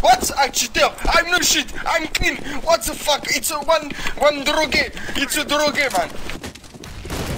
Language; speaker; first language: English; non-native, learner; French